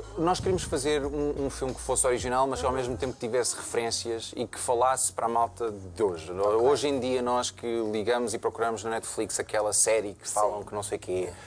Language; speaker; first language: Portuguese; native; Portuguese